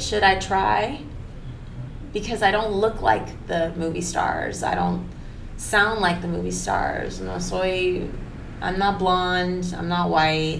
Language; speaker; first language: English; early bilingual, other home language; Spanish